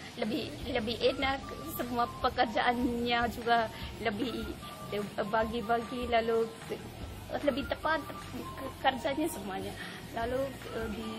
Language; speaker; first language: Indonesian; non-native, learner; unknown